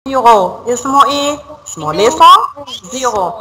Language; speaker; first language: English; non-native, learner; Arabic